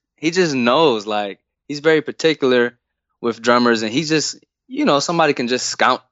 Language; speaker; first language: English; native; English